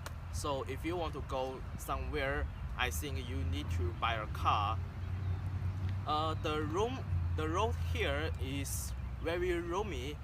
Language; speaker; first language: English; non-native, learner; Chinese